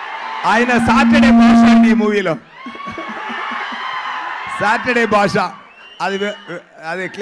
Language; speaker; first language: Telugu; non-native, learner; Tamil